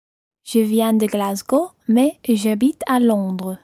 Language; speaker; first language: French; non-native, learner; English